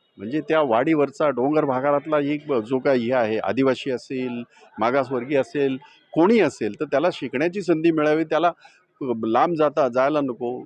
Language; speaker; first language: Marathi; native; Marathi